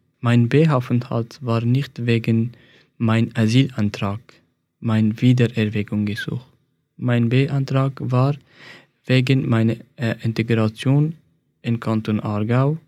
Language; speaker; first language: German; non-native, fluent; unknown